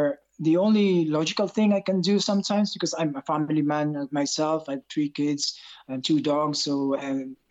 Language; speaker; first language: English; non-native, local second language; Hiligaynon